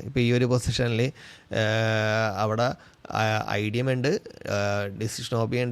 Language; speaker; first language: Malayalam; native; Malayalam